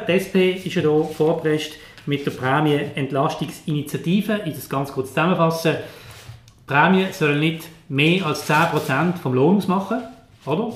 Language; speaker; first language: German; native; German